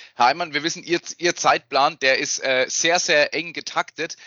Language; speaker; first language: German; native; German